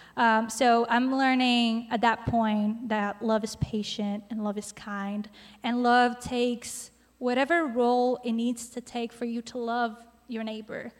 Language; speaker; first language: English; non-native, fluent; Portuguese